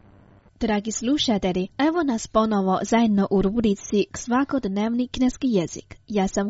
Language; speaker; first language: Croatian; non-native, fluent; Chinese